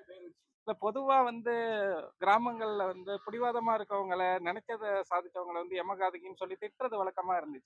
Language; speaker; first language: Tamil; native; Tamil